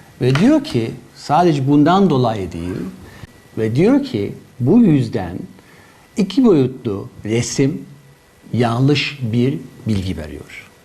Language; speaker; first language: Turkish; non-native, fluent; German